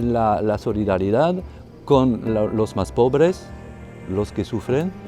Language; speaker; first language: Spanish; non-native, fluent; French